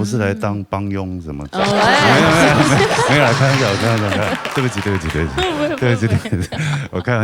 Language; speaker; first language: Chinese; native; Chinese